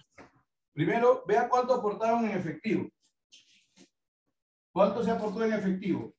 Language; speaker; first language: Spanish; native; Spanish